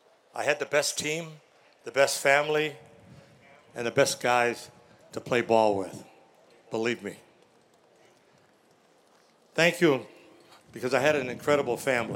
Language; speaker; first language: English; native; English